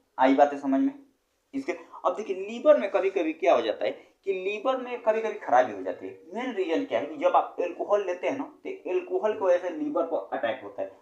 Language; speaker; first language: Hindi; native; Hindi